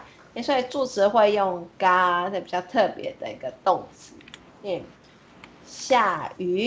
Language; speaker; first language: Chinese; non-native, fluent; Japanese